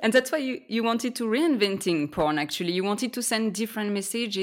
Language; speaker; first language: English; non-native, fluent; French